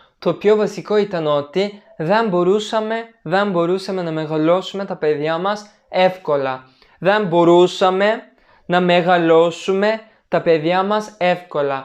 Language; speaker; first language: Greek; non-native, fluent; Turkish